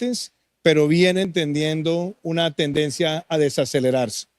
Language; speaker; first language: Spanish; native; Spanish